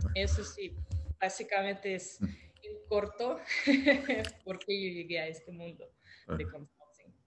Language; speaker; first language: Spanish; non-native, fluent; Russian